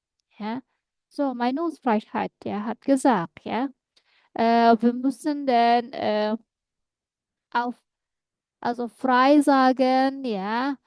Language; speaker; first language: German; non-native, fluent; Indonesian